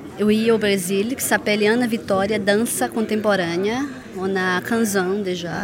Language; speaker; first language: French; non-native, fluent; Portuguese